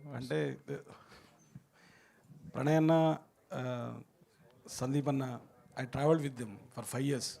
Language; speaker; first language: Telugu; native; Telugu